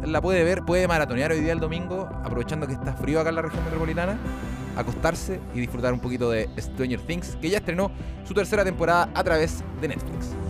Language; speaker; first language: Spanish; native; Spanish